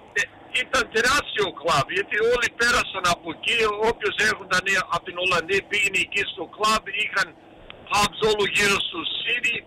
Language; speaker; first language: Greek; early bilingual, heritage; Greek